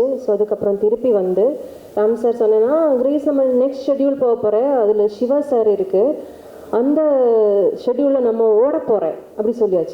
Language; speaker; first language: Tamil; non-native, learner; Malayalam